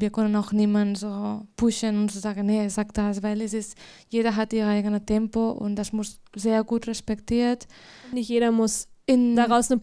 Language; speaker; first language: German; non-native, fluent; Spanish